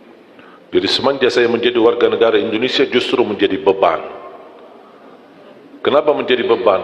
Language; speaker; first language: Indonesian; non-native, fluent; Arabic